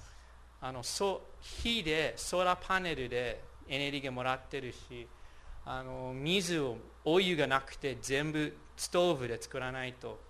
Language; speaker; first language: Japanese; non-native, fluent; English